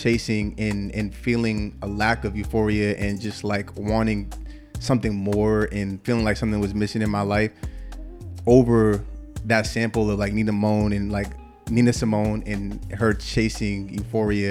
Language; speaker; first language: English; native; English